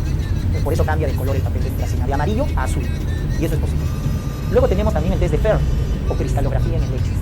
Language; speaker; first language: Spanish; native; Spanish